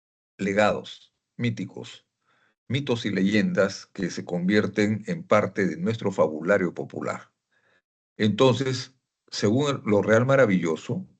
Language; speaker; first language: Spanish; native; Spanish